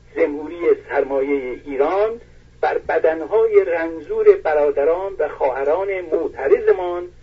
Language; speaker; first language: Persian; non-native, local second language; Azerbaijani